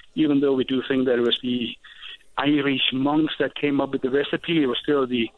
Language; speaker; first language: English; non-native, fluent; Danish